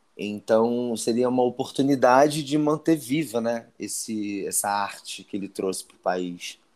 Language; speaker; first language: Portuguese; native; Portuguese